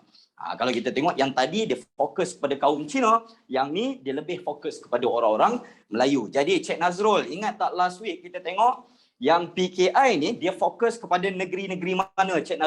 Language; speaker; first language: Malay; native; Malay